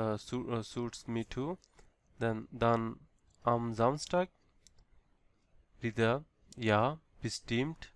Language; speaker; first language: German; non-native, learner; Bangla